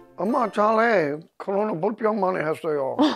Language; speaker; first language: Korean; non-native, learner; English